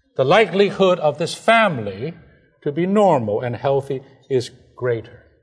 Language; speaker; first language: English; non-native, fluent; Chinese